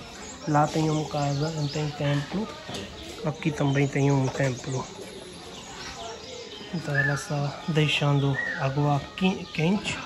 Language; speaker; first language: Portuguese; non-native, learner; Hindi